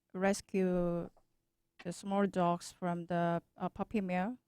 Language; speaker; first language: English; non-native, learner; Korean